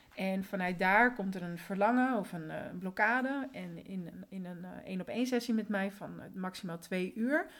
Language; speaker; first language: Dutch; early bilingual, other home language; Spanish